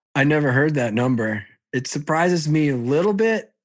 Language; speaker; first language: English; early bilingual, other home language; Italian